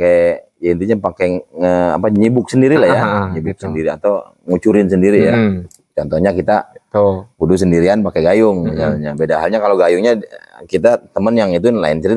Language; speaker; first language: Indonesian; native; Indonesian